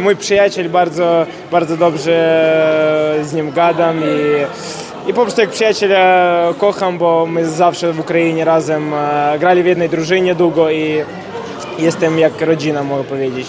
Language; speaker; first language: Polish; non-native, learner; Ukrainian